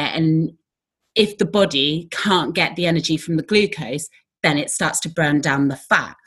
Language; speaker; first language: English; native; English